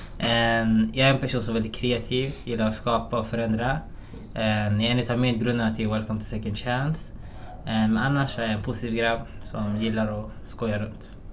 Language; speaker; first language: Swedish; early bilingual, other home language; Somali